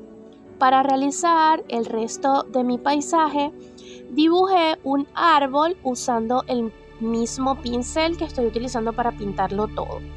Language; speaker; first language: Spanish; native; Spanish